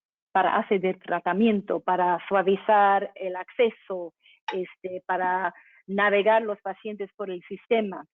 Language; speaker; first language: Spanish; non-native, fluent; English